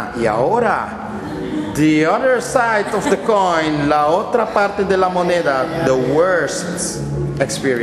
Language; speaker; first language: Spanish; non-native, learner; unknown